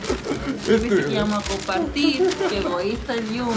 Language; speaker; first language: Spanish; native; Spanish